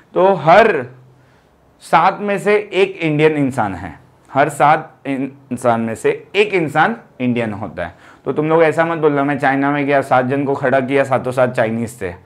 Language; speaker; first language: Hindi; non-native, local second language; Gujarati